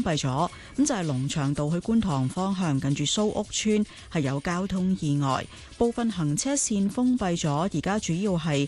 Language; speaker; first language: Cantonese; native; Cantonese